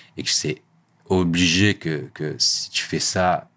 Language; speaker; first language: French; native; French